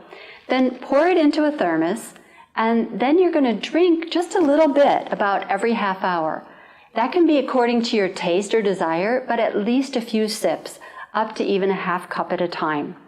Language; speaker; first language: English; native; English